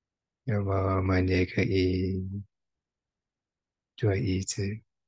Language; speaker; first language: Chinese; non-native, fluent; Thai